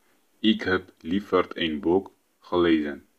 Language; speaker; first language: Dutch; non-native, fluent; Tigrinya